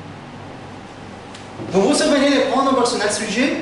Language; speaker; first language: French; non-native, fluent; Arabic